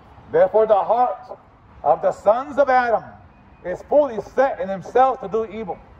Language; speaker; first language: English; native; English